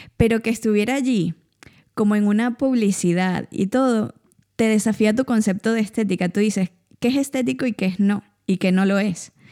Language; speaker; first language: Spanish; native; Spanish